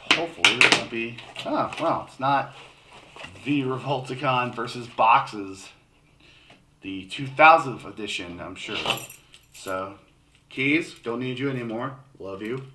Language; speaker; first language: English; native; English